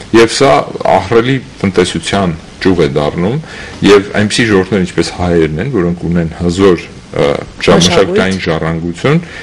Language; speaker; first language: Armenian; native; Armenian